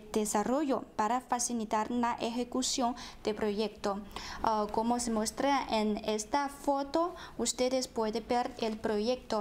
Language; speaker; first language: Spanish; non-native, fluent; Chinese